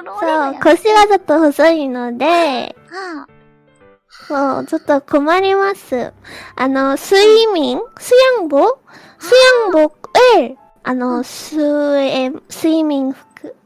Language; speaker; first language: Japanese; non-native, fluent; Korean